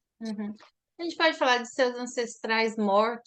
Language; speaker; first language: Portuguese; native; Portuguese